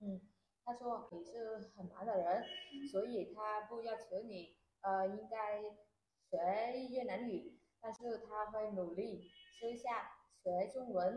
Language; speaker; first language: Chinese; non-native, fluent; Vietnamese